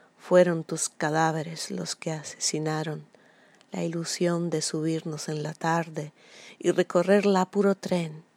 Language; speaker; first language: Spanish; non-native, fluent; Italian